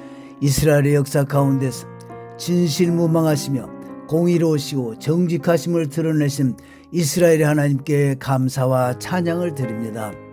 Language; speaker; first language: Korean; native; Korean